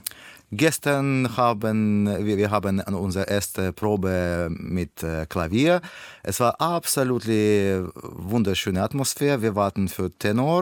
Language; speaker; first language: German; non-native, learner; Russian